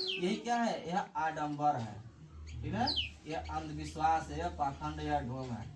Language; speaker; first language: Hindi; native; Hindi